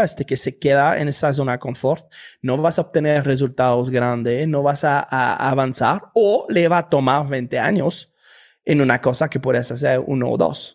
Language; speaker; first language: Spanish; non-native, fluent; French